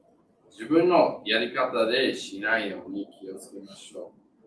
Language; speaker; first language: Japanese; non-native, fluent; English